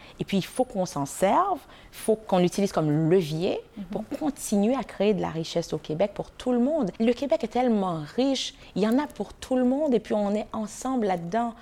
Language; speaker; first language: French; non-native, local second language; Haitian Creole